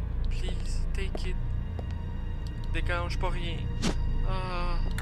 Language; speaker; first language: French; native; French